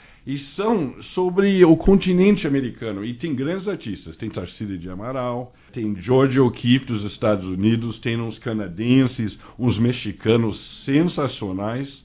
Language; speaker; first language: Portuguese; non-native, fluent; English